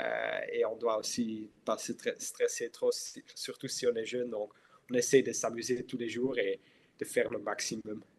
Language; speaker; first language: French; non-native, local second language; Dutch